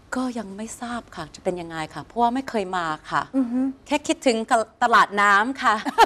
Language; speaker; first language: Thai; non-native, fluent; English